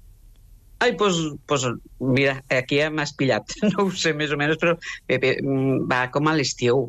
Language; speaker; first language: Catalan; native; Catalan